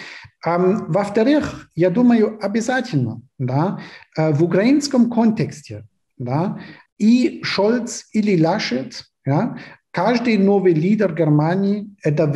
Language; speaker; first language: Russian; non-native, fluent; German